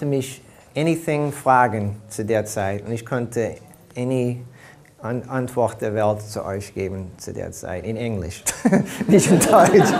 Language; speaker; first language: German; early bilingual, heritage; German